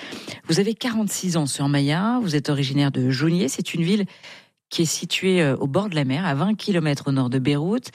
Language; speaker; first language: French; native; French